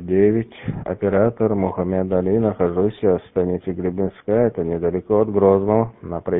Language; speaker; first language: Russian; native; Russian